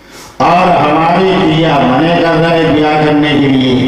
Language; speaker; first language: Hindi; native; Hindi